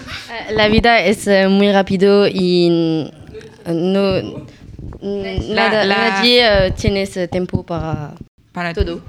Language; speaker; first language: Spanish; non-native, learner; French